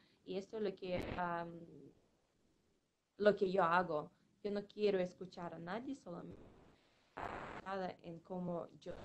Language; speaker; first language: Spanish; non-native, fluent; Russian